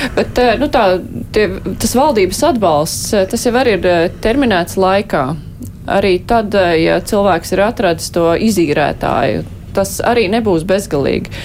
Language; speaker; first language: Latvian; native; Latvian